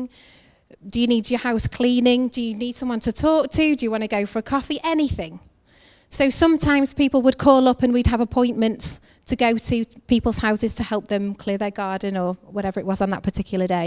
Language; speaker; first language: English; native; English